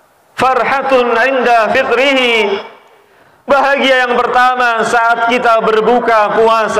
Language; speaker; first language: Indonesian; native; Indonesian